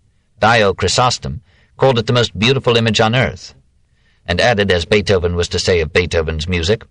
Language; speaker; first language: English; native; English